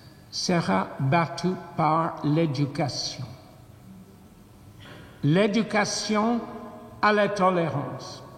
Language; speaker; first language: French; non-native, fluent; English